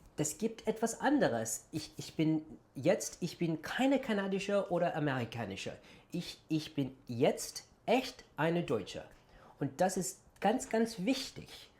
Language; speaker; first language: German; non-native, learner; English